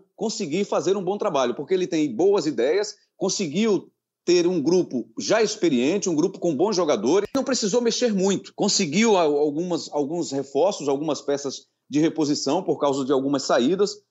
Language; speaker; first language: Portuguese; native; Portuguese